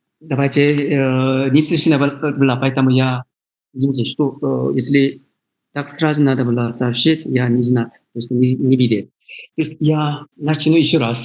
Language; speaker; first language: Russian; non-native, learner; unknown